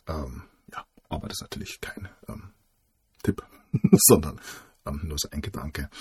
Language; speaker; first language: German; native; German